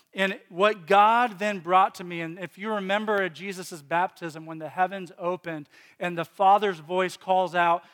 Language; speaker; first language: English; native; English